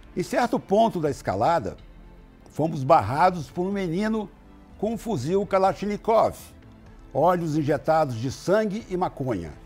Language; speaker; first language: Portuguese; native; Portuguese